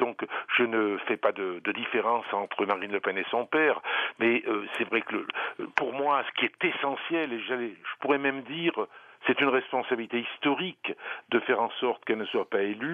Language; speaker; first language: French; native; French